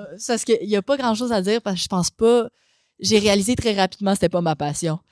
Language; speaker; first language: French; native; French